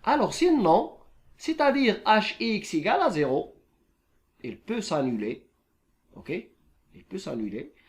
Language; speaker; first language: French; non-native, local second language; Arabic